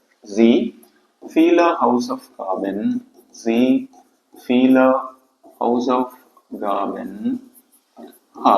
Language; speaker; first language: German; non-native, fluent; Telugu